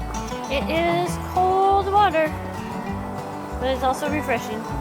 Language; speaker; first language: English; native; English